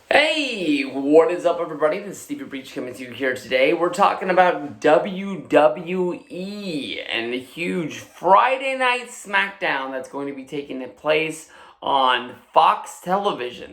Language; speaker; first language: English; native; English